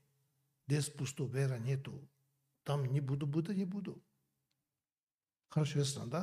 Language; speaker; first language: Russian; non-native, learner; Tibetan